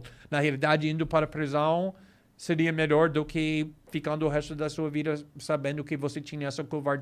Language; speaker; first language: Portuguese; non-native, fluent; English